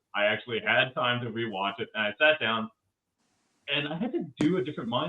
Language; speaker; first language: English; native; English